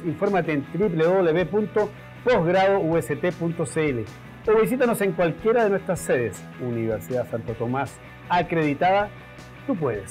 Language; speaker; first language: Spanish; native; Spanish